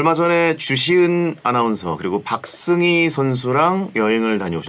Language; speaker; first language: Korean; native; Korean